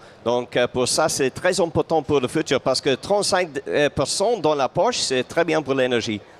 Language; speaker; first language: French; non-native, fluent; English